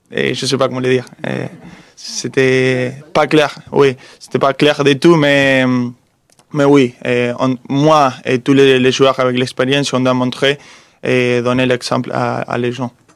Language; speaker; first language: French; non-native, fluent; Spanish